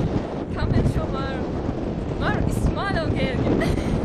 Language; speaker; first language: Irish; non-native, local second language; English